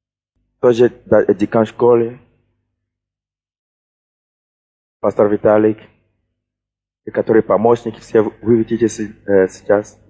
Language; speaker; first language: Russian; non-native, fluent; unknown